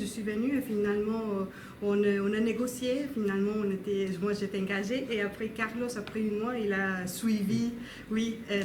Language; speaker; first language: French; non-native, learner; Spanish